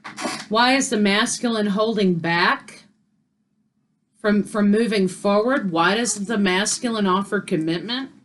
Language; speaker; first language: English; native; English